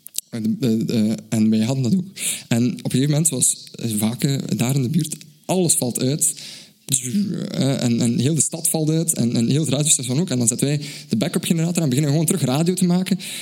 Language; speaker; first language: Dutch; native; Dutch